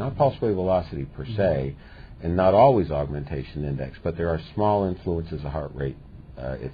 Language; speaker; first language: English; native; English